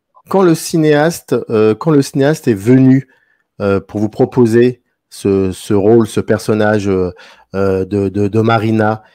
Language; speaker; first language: French; native; French